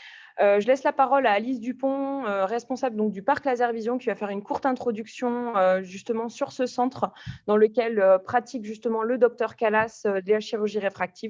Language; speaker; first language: French; native; French